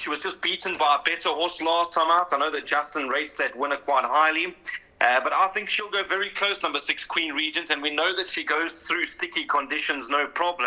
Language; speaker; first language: English; native; English